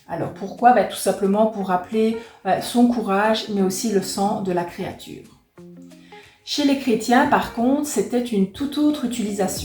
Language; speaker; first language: French; native; French